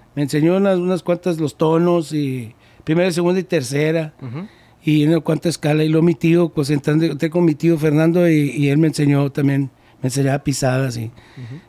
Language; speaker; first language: Spanish; early bilingual, heritage; Spanish